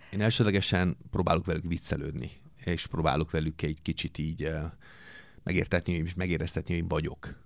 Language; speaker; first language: Hungarian; non-native, fluent; Italian